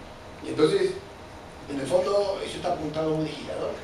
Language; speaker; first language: Spanish; native; Spanish